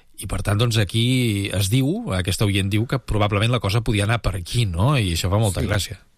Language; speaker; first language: Catalan; native; Catalan